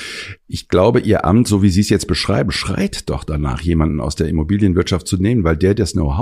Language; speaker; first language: German; native; German